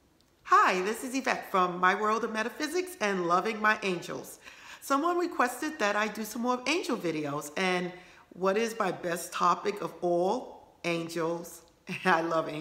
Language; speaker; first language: English; native; English